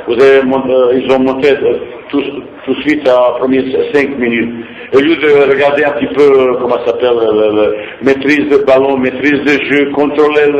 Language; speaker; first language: French; non-native, fluent; Bosnian